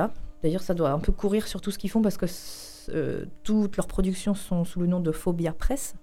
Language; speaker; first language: French; native; French